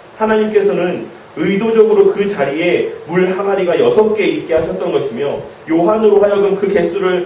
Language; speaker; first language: Korean; native; Korean